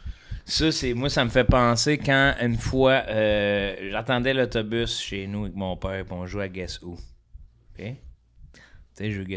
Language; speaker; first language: French; native; French